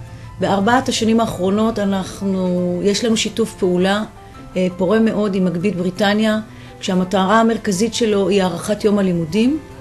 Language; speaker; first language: Hebrew; native; Hebrew